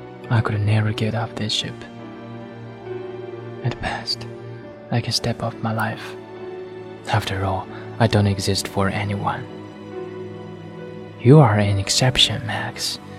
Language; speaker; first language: English; non-native, fluent; Chinese